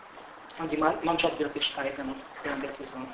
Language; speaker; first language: German; non-native, fluent; Bulgarian